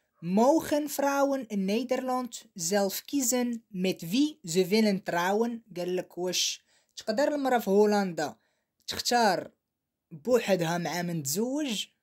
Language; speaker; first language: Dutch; non-native, learner; Arabic